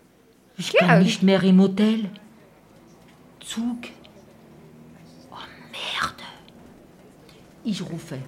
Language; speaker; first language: German; non-native, learner; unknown